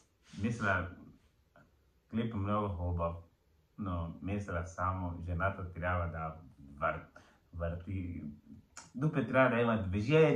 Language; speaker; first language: Bulgarian; non-native, learner; Portuguese